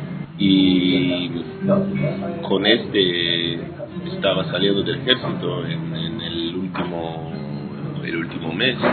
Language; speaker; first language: Spanish; non-native, fluent; Hebrew